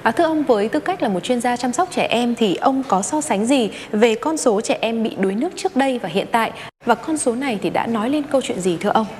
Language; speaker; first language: Vietnamese; native; Vietnamese